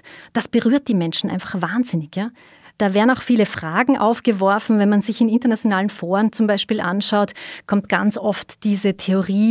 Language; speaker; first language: German; native; German